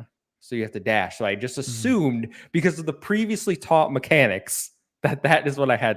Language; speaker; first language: English; native; English